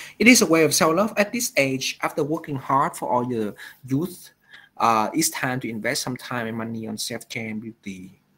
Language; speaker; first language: English; non-native, fluent; Vietnamese